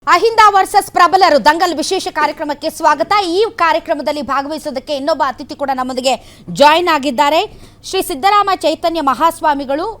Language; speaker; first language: Kannada; native; Kannada